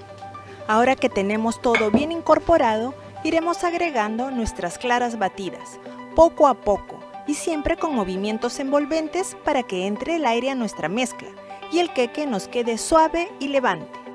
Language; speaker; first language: Spanish; native; Spanish